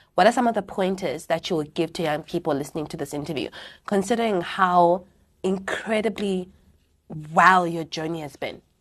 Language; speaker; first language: English; non-native, local second language; Xhosa